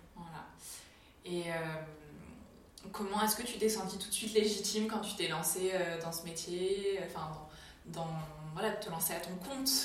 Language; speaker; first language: French; native; French